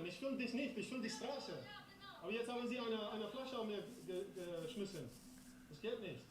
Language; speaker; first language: German; non-native, learner; English